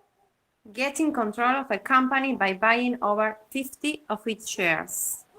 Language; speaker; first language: English; non-native, learner; Spanish